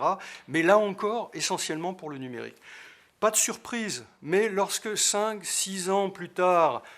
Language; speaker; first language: French; native; French